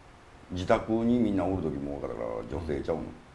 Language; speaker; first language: Japanese; native; Japanese